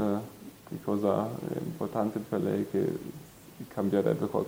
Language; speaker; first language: Italian; non-native, learner; German